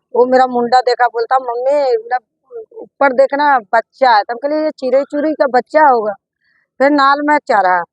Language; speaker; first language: Hindi; native; Hindi